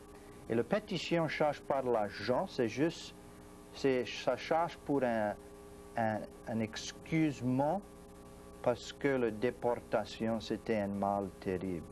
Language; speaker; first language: French; non-native, local second language; English